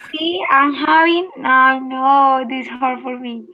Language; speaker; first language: English; non-native, learner; Spanish